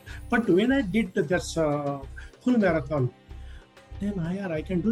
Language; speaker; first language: English; non-native, local second language; Marathi